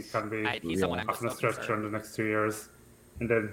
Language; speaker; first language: English; native; English